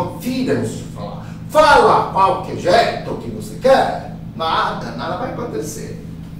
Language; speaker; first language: Portuguese; non-native, fluent; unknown